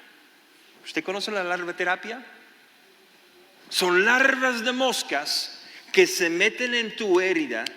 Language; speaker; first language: Spanish; non-native, fluent; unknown